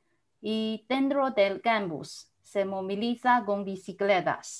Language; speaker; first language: Spanish; non-native, fluent; Chinese